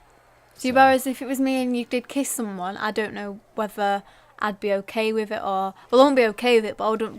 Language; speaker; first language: English; native; English